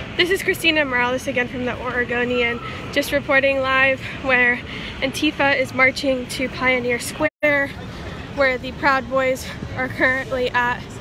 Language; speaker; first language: English; native; English